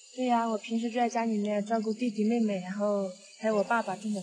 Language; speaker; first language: Chinese; native; Chinese